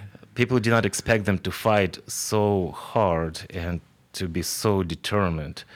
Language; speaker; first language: English; non-native, fluent; Ukrainian